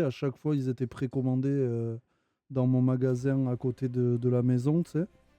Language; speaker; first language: French; native; French